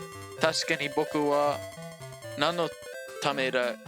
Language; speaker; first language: Japanese; non-native, learner; English